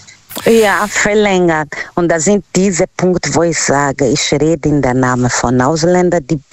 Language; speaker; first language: German; non-native, learner; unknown